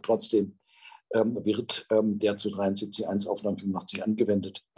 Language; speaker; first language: German; native; German